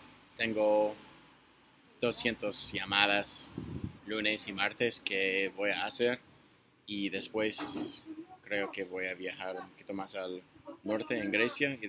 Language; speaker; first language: Spanish; non-native, learner; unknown